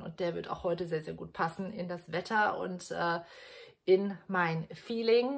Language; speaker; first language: German; native; German